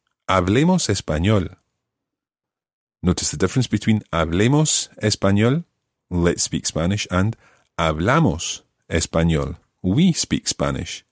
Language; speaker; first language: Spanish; non-native, fluent; English